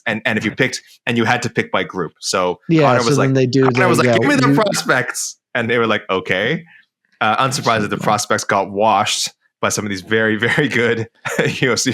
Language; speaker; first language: English; native; English